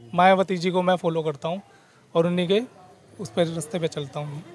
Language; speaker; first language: Hindi; native; Hindi